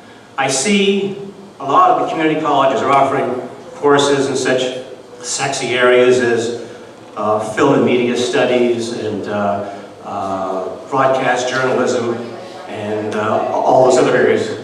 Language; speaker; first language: English; native; English